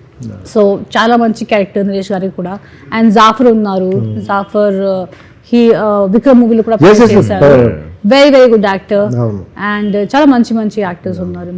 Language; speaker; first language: Telugu; non-native, fluent; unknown